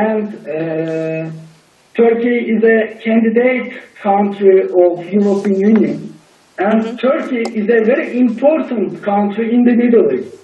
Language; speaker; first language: English; non-native, learner; Turkish